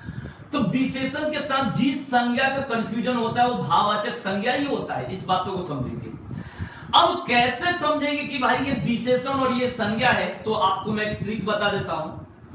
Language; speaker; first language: Hindi; native; Hindi